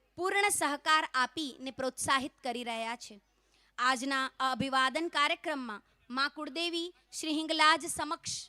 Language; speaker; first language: Gujarati; non-native, local second language; Kachhi